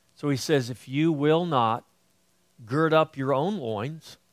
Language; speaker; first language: English; native; English